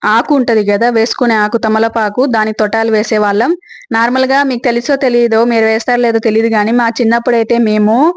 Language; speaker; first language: Telugu; native; Telugu